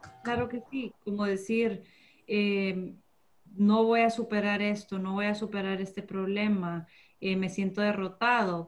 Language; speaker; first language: Spanish; early bilingual, heritage; Spanish